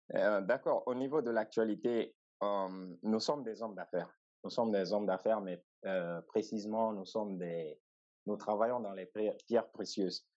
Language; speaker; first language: French; non-native, local second language; Bambara